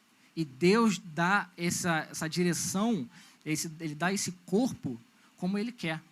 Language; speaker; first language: Portuguese; native; Portuguese